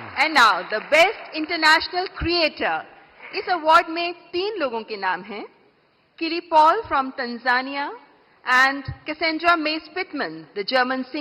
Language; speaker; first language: Hindi; native; Hindi